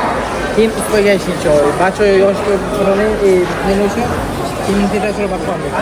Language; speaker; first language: Persian; non-native, learner; Uzbek